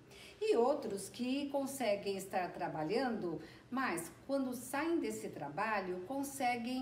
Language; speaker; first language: Portuguese; native; Portuguese